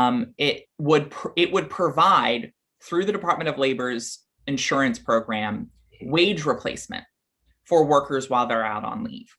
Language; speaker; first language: English; native; English